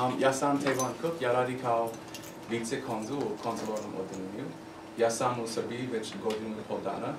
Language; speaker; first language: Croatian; non-native, learner; English